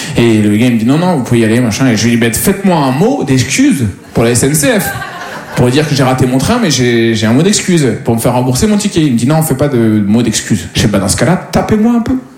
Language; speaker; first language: French; native; French